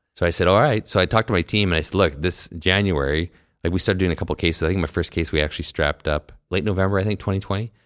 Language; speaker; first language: English; native; English